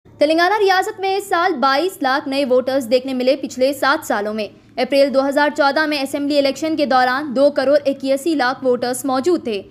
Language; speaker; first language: Urdu; native; Urdu